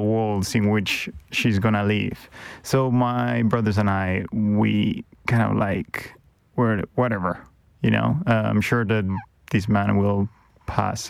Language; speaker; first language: English; non-native, fluent; Spanish